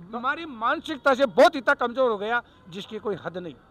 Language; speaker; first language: Hindi; native; Hindi